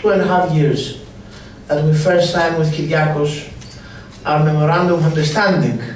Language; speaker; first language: English; non-native, fluent; Greek